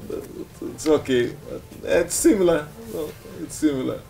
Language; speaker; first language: English; non-native, learner; Portuguese